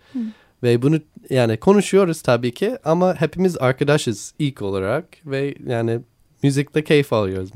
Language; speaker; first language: Turkish; non-native, learner; English